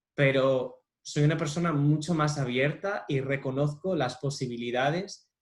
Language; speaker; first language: Spanish; non-native, fluent; English